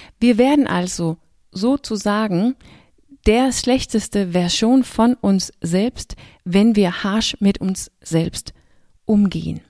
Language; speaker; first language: German; non-native, fluent; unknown